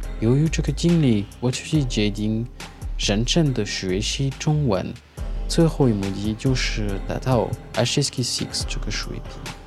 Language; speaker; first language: Chinese; non-native, fluent; French